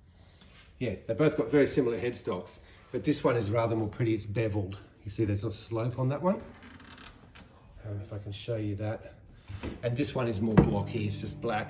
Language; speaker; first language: English; native; English